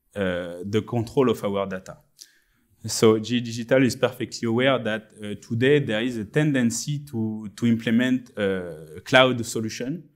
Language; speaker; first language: English; non-native, fluent; French